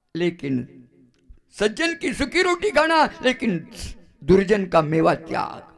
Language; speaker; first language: Hindi; non-native, local second language; Marathi